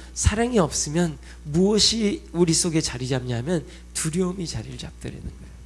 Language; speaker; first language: Korean; early bilingual, heritage; Korean